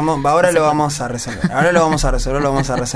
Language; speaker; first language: Spanish; native; Spanish